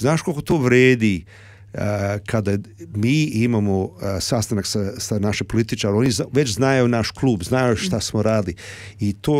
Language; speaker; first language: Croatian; early bilingual, heritage; Serbian